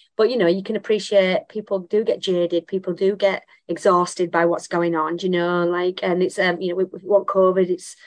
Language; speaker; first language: English; native; English